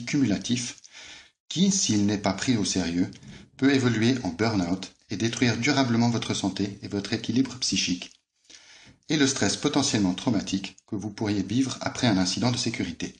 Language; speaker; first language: French; native; French